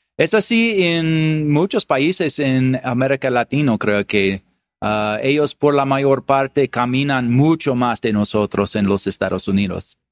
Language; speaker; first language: Spanish; non-native, learner; English